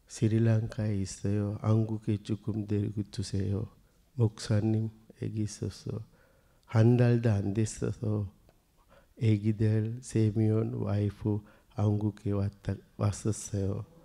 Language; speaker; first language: Korean; non-native, learner; Sinhala